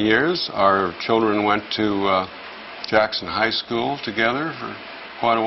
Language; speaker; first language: English; native; English